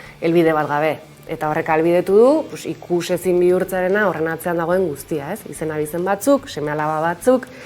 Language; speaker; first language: Basque; native; Basque